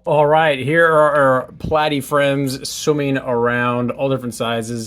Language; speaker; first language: English; native; English